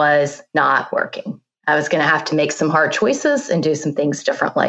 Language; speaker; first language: English; native; English